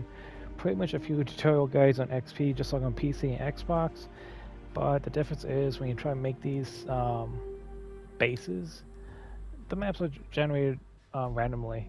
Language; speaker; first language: English; native; English